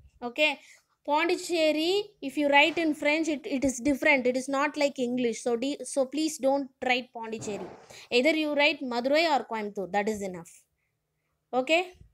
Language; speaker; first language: English; non-native, local second language; Tamil